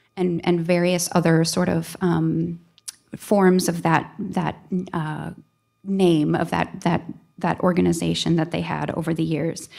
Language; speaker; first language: English; native; English